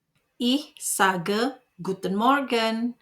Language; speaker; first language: German; non-native, fluent; Indonesian